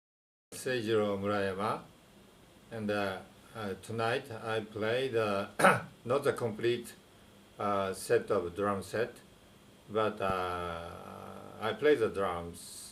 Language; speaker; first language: English; non-native, fluent; Japanese